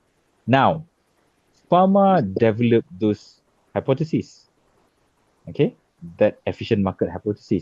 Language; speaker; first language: English; non-native, fluent; Malay